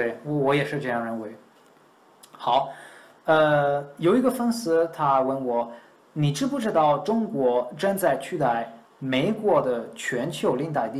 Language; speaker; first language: Chinese; non-native, fluent; Italian